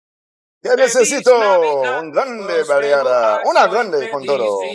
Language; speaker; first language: Spanish; non-native, learner; Haitian Creole